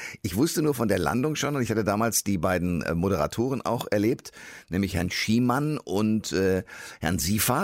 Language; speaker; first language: German; native; German